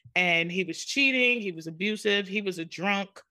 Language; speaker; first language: English; native; English